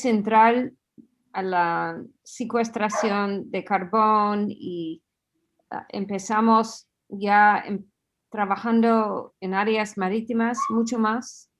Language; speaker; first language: Spanish; non-native, fluent; English